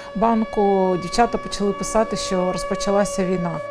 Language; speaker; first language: Ukrainian; native; Ukrainian